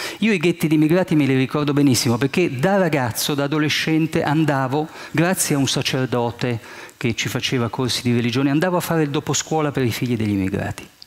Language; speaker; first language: Italian; early bilingual, heritage; Italian